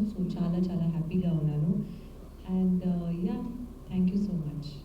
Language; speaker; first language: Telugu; non-native, learner; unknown